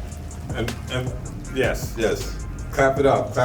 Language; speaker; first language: English; native; English